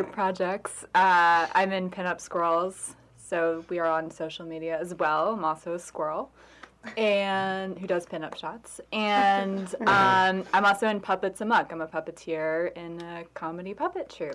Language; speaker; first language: English; non-native, fluent; Turkish